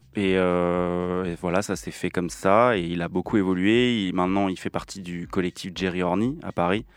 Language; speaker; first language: French; native; French